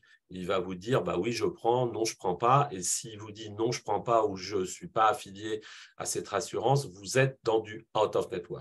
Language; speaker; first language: French; native; French